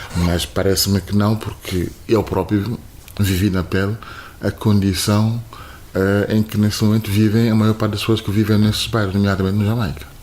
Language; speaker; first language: Portuguese; non-native, fluent; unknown